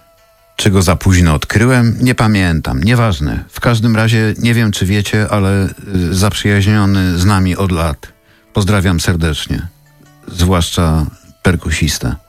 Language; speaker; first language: Polish; native; Polish